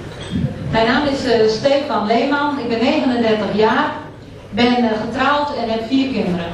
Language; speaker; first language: German; non-native, learner; Dutch